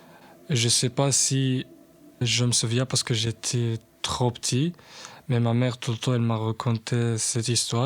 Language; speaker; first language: French; non-native, learner; Arabic